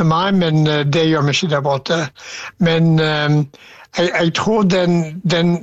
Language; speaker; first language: Norwegian; non-native, fluent; English